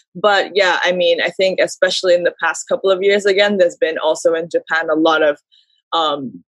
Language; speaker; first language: English; early bilingual, heritage; Japanese